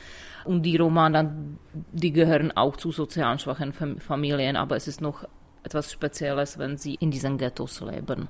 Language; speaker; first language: German; non-native, fluent; Czech